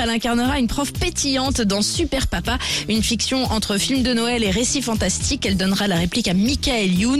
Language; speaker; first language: French; native; French